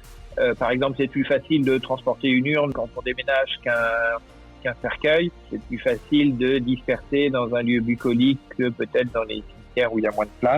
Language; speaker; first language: French; native; French